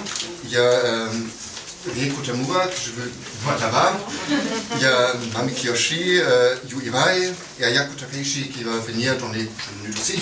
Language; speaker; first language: French; non-native, fluent; German